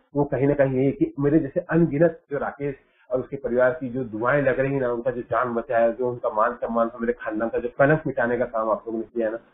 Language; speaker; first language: Hindi; native; Hindi